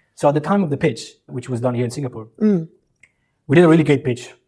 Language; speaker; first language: English; early bilingual, other home language; Albanian